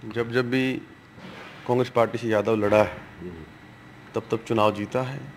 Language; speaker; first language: Hindi; native; Hindi